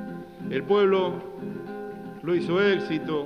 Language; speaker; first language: Spanish; native; Spanish